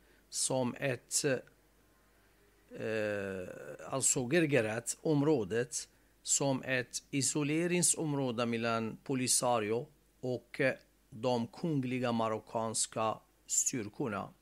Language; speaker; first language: Swedish; non-native, fluent; Arabic